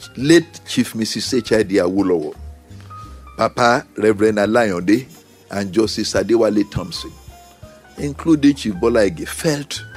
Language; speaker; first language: English; non-native, local second language; Yoruba